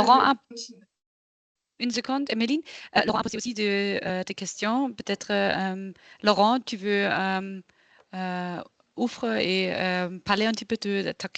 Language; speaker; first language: French; non-native, local second language; German